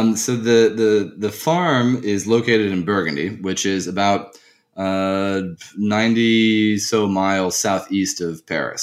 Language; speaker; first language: English; native; English